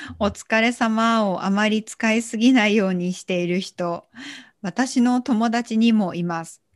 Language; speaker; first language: Japanese; native; Japanese